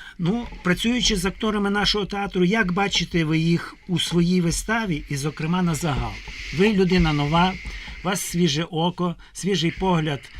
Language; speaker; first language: Ukrainian; native; Ukrainian